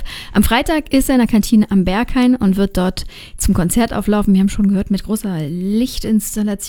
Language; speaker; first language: German; native; German